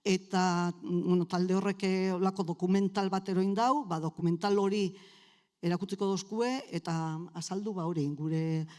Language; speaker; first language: Basque; native; Basque